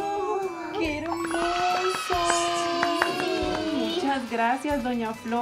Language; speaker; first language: Spanish; native; Spanish